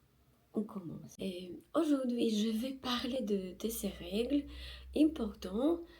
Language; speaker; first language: French; non-native, learner; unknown